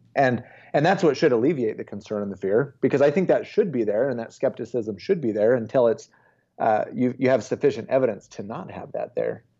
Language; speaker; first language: English; native; English